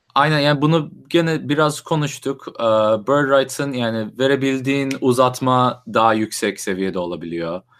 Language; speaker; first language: Turkish; native; Turkish